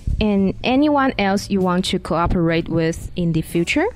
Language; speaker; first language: English; non-native, fluent; Chinese